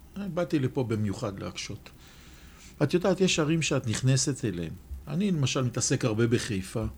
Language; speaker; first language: Hebrew; native; Hebrew